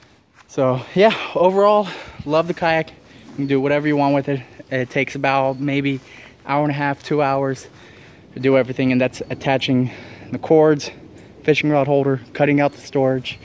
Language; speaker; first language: English; native; English